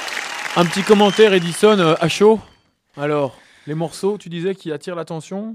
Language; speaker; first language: French; native; French